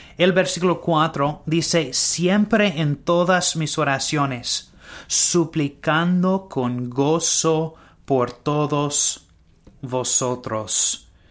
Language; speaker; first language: Spanish; non-native, learner; English